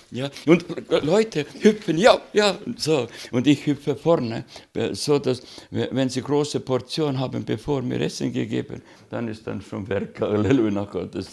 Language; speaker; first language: German; non-native, learner; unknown